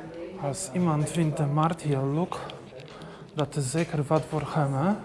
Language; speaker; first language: Dutch; non-native, learner; Polish